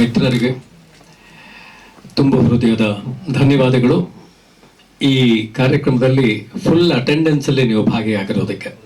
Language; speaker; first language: Kannada; native; Kannada